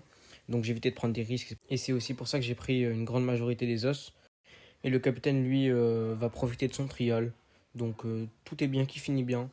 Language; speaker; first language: French; native; French